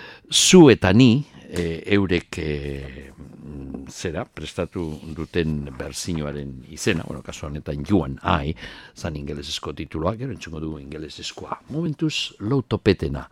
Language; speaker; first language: Basque; native; Basque